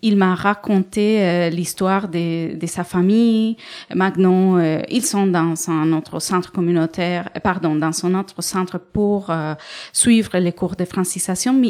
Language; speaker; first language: French; non-native, fluent; Spanish